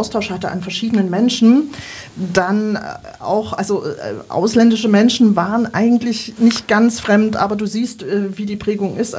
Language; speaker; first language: German; native; German